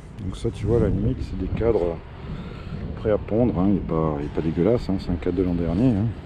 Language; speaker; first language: French; native; French